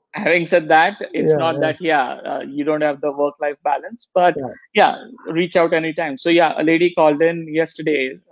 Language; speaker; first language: English; non-native, local second language; Gujarati